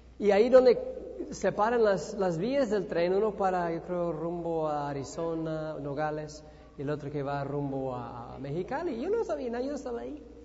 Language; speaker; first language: Spanish; non-native, fluent; English